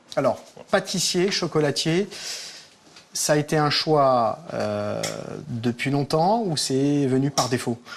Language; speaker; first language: French; native; French